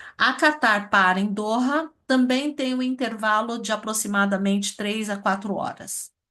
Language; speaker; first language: Portuguese; early bilingual, other home language; Chinese